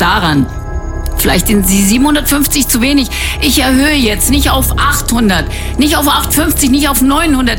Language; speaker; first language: German; native; German